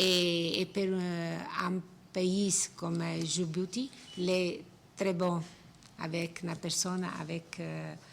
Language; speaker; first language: French; non-native, learner; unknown